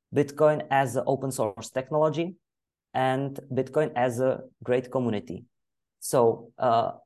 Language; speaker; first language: English; non-native, fluent; Czech